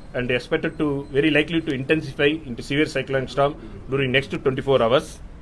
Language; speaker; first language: English; non-native, local second language; Tamil